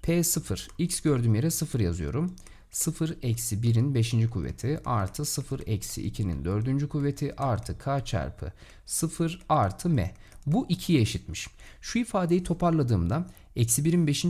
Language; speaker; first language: Turkish; native; Turkish